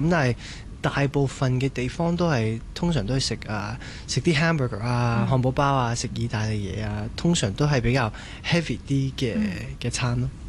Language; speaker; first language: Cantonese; early bilingual, heritage; Cantonese